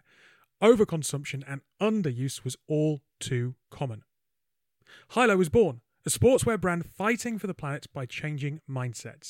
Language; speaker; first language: English; native; English